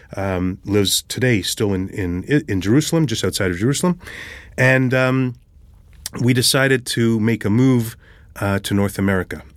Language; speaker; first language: English; early bilingual, other home language; Hebrew